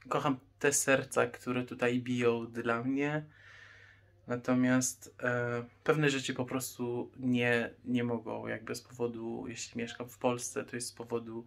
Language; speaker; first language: Polish; non-native, fluent; Persian